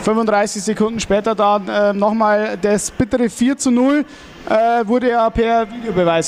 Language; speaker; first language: German; native; German